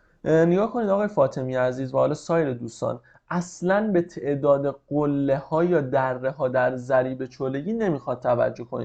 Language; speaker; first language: Persian; native; Persian